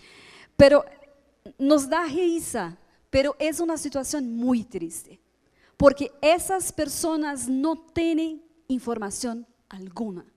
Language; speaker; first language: Spanish; non-native, fluent; Portuguese